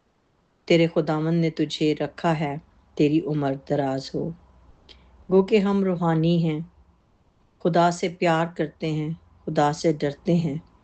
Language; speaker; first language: Urdu; native; Urdu